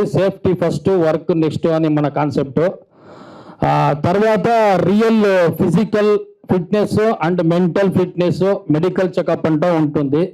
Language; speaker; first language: Telugu; non-native, local second language; Kannada